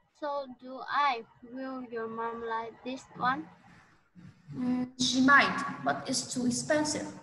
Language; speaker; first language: English; non-native, learner; Vietnamese